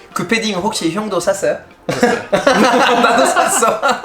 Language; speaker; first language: Korean; non-native, fluent; French